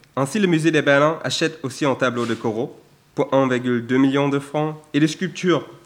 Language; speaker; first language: French; non-native, fluent; German